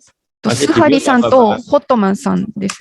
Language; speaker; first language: Japanese; native; Japanese